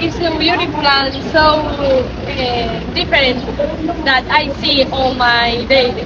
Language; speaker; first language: English; non-native, learner; Spanish